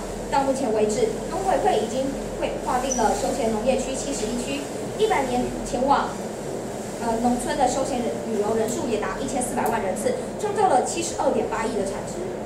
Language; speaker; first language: Chinese; native; Chinese